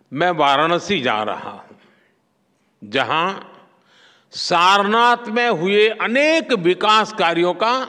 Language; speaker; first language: Hindi; non-native, local second language; Gujarati